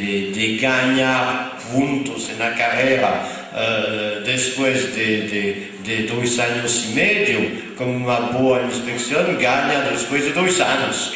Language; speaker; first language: Spanish; non-native, fluent; French